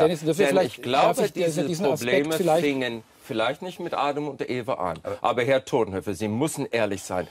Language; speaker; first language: German; non-native, fluent; English